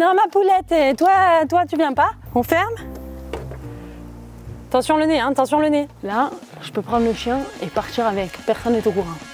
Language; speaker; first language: French; native; French